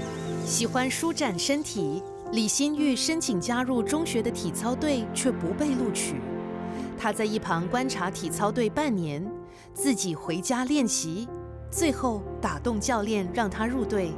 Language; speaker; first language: Chinese; native; Chinese